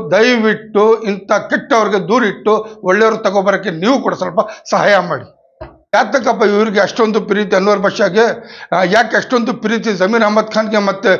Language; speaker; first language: Kannada; non-native, local second language; Urdu